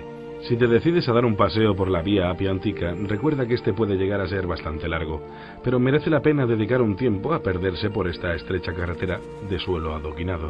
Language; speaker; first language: Spanish; native; Spanish